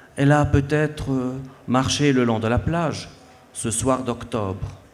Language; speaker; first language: Spanish; non-native, fluent; Swiss German